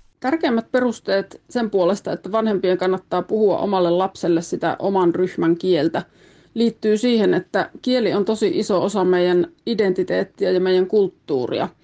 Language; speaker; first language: Finnish; native; Finnish